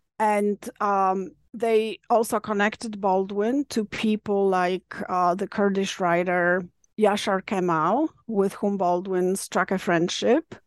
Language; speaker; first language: English; non-native, fluent; Polish